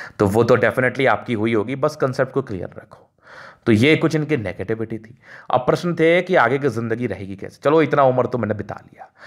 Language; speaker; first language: Hindi; native; Hindi